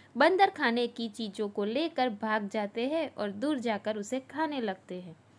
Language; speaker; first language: Hindi; non-native, local second language; Gujarati